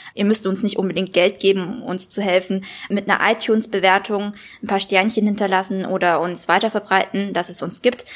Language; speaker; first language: German; early bilingual, other home language; Vietnamese